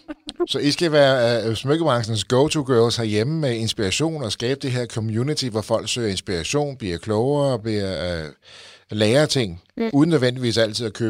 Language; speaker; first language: Danish; native; Danish